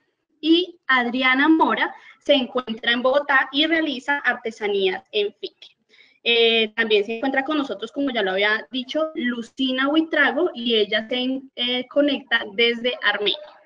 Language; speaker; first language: Spanish; native; Spanish